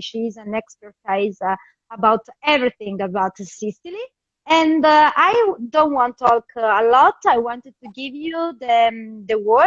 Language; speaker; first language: English; non-native, fluent; Italian